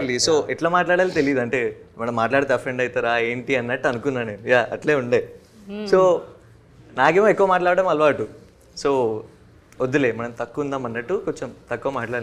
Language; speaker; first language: Telugu; native; Telugu